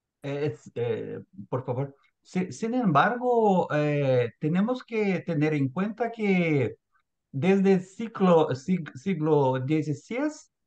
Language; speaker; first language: Spanish; non-native, fluent; Portuguese